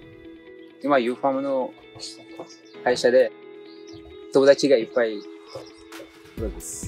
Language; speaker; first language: Japanese; non-native, learner; Filipino